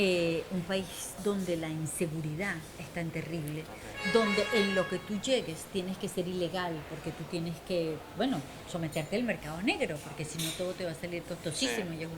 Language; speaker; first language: Spanish; native; Spanish